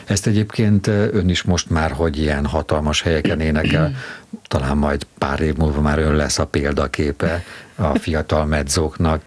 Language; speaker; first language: Hungarian; native; Hungarian